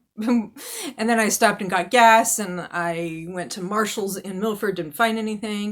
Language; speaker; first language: English; native; English